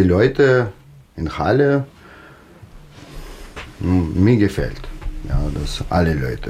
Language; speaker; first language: German; non-native, learner; Russian